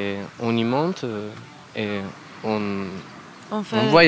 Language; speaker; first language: French; non-native, learner; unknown